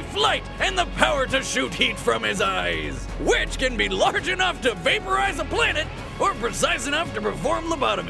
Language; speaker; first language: English; native; English